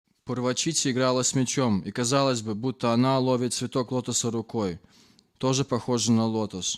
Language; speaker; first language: Russian; native; Russian